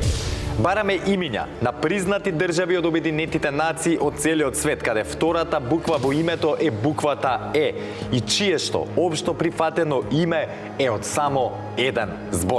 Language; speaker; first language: Macedonian; native; Macedonian